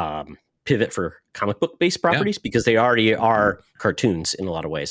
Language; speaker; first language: English; native; English